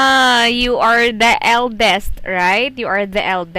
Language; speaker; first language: English; non-native, fluent; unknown